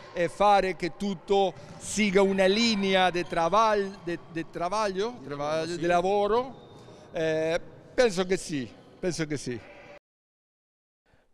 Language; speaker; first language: Italian; non-native, learner; Spanish